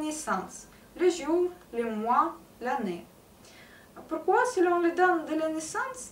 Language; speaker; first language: French; non-native, learner; Russian